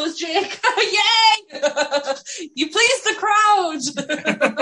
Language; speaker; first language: English; native; English